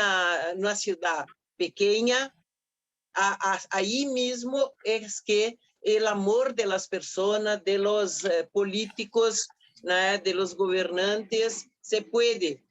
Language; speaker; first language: Spanish; non-native, fluent; Portuguese